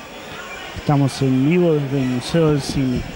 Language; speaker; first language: Spanish; native; Spanish